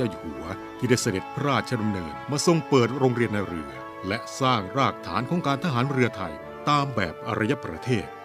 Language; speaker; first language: Thai; native; Thai